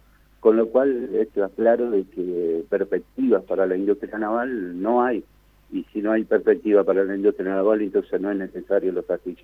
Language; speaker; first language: Spanish; native; Spanish